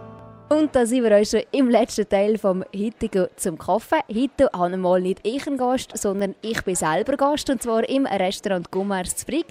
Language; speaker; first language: German; native; German